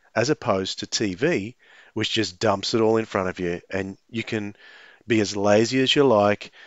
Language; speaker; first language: English; native; English